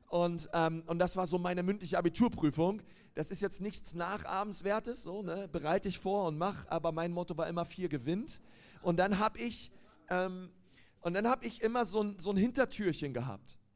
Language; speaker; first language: German; native; German